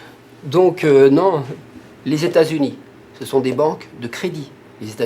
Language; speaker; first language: French; native; French